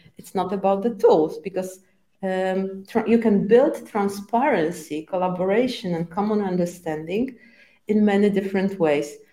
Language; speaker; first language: English; non-native, fluent; Polish